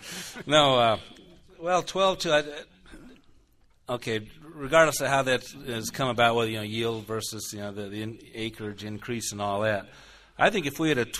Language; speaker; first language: English; native; English